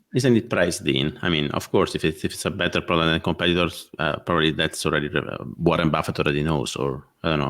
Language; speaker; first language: English; non-native, fluent; Italian